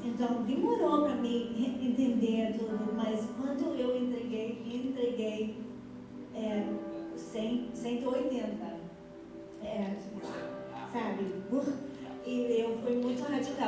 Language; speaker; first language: Portuguese; non-native, fluent; English